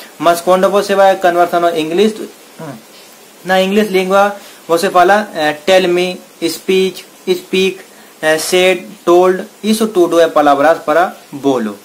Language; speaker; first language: Portuguese; non-native, learner; Hindi